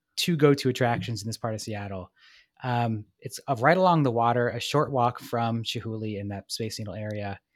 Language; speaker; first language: English; native; English